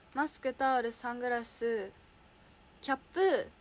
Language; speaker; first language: Japanese; native; Japanese